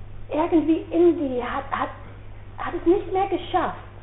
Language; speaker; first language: German; non-native, fluent; Dutch